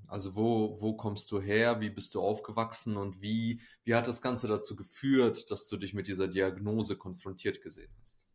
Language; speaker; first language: German; early bilingual, other home language; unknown